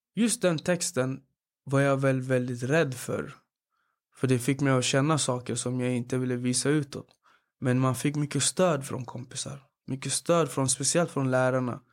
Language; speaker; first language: Swedish; early bilingual, other home language; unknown